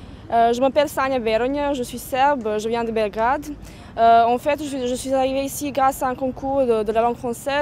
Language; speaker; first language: French; non-native, fluent; Serbian